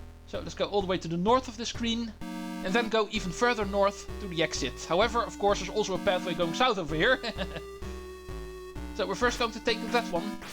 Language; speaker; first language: English; non-native, fluent; Dutch